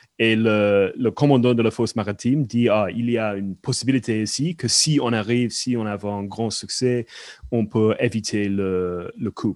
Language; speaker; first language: French; non-native, fluent; English